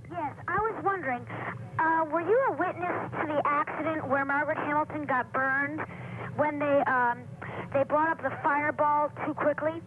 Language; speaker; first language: English; native; English